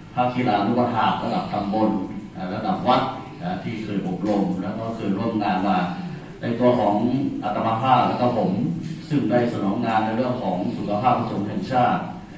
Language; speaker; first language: Thai; native; Thai